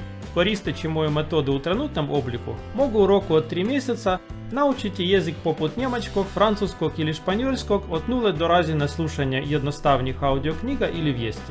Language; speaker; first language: Croatian; non-native, learner; Russian